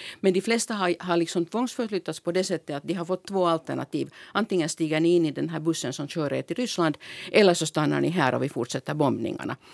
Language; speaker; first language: Swedish; native; Swedish